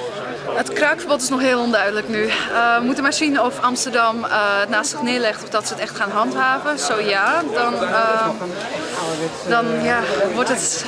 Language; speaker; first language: Dutch; native; Dutch